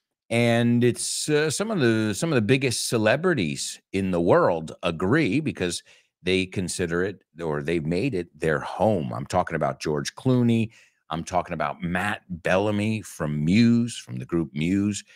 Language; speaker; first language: English; native; English